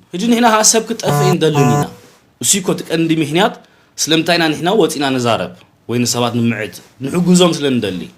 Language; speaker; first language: Tigrinya; early bilingual, heritage; Tigrinya